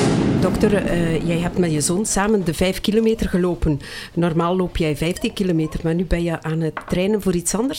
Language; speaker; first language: Dutch; native; Dutch